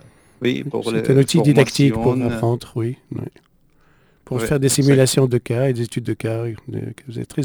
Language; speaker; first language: French; non-native, local second language; Arabic